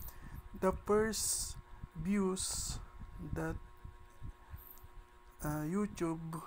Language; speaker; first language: English; non-native, learner; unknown